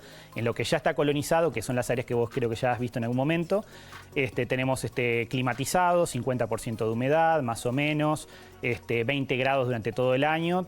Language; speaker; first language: Spanish; native; Spanish